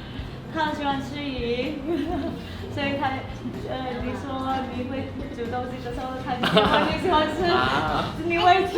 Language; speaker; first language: Chinese; non-native, fluent; Indonesian